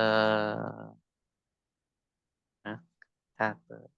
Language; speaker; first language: Chinese; non-native, learner; Indonesian